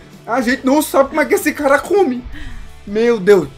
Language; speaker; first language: Portuguese; native; Portuguese